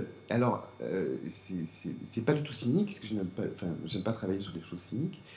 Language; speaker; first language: French; native; French